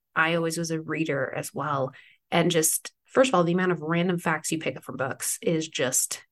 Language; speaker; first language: English; native; English